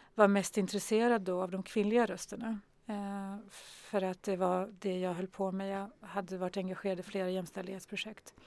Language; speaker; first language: Swedish; early bilingual, other home language; Arabic